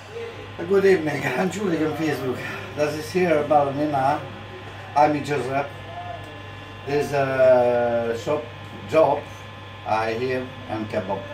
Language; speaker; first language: English; non-native, learner; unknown